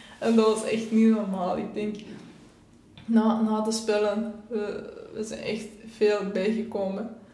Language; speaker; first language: Dutch; non-native, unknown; Persian